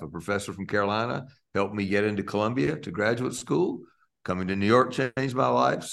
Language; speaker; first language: English; native; English